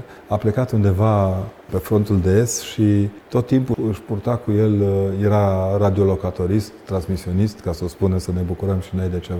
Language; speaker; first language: Romanian; native; Romanian